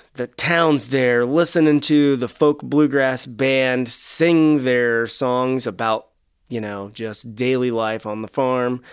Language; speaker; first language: English; native; English